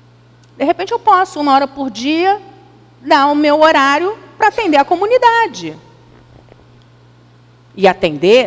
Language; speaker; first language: Portuguese; native; Portuguese